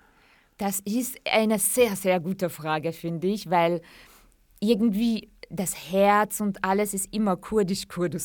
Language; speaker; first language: German; early bilingual, other home language; Central Kurdish